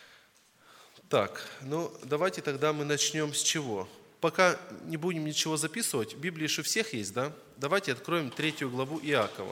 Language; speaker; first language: Russian; native; Russian